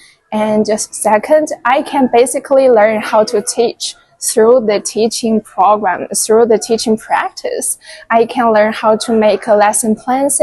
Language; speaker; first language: English; non-native, fluent; Chinese